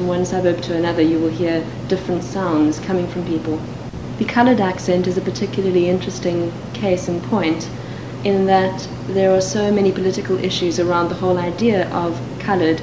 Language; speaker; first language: English; native; English